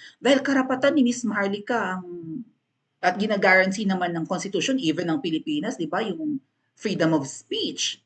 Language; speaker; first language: Filipino; native; Filipino